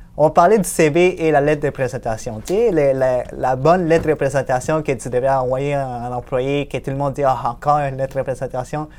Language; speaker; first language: French; native; French